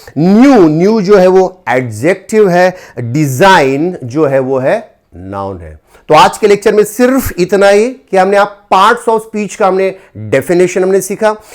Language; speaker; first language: Hindi; non-native, local second language; Marathi